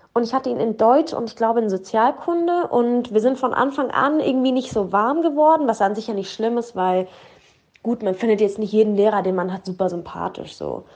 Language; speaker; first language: German; early bilingual, other home language; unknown